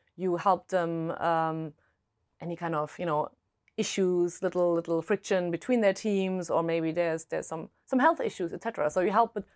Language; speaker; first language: English; non-native, fluent; German